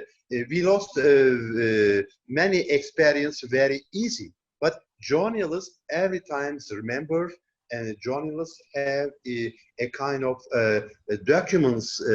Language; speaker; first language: English; non-native, learner; Turkish